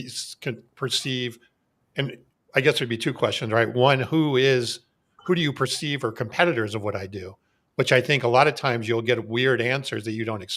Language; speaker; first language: English; native; English